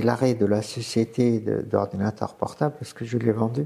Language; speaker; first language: French; non-native, fluent; Arabic